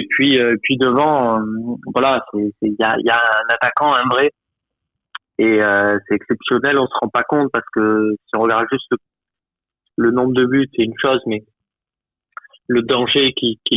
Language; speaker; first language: French; native; French